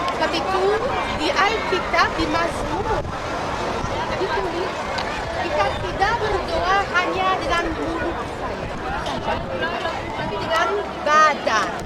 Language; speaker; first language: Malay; non-native, fluent; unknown